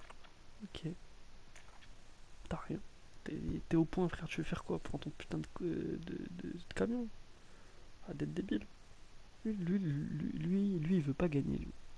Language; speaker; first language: French; native; French